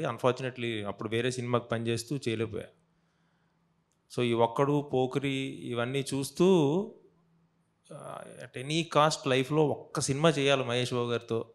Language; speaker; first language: Telugu; native; Telugu